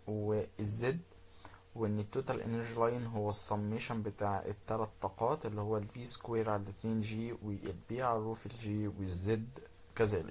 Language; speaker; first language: Arabic; native; Arabic